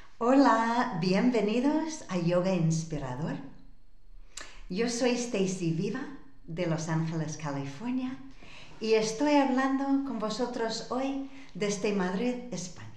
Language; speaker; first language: Spanish; non-native, fluent; English